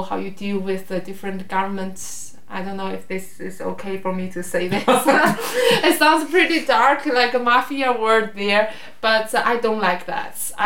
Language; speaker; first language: English; non-native, fluent; Chinese